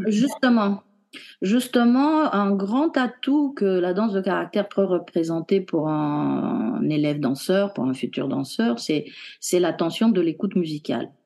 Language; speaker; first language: French; non-native, fluent; Romanian